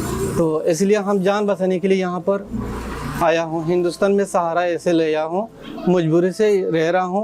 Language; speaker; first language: Hindi; non-native, learner; Rohingya